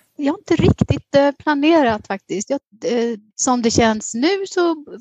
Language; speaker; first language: Swedish; native; Swedish